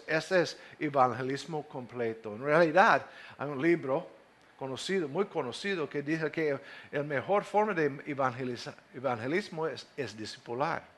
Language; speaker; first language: Spanish; non-native, fluent; English